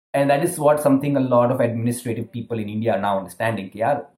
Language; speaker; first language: English; non-native, local second language; Gujarati